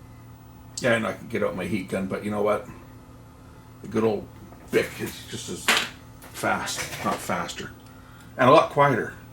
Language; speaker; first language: English; native; English